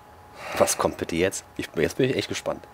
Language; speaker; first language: German; native; German